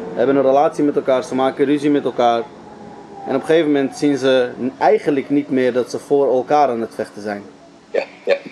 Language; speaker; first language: Dutch; early bilingual, other home language; Arabic